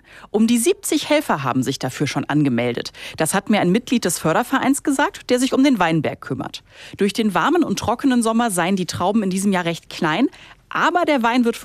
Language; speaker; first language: German; native; German